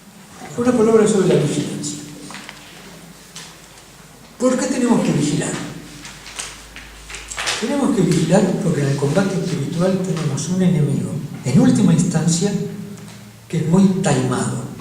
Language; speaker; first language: Spanish; native; Spanish